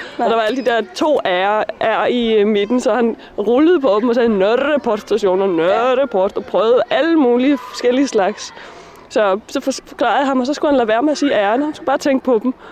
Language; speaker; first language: Danish; early bilingual, other home language; Icelandic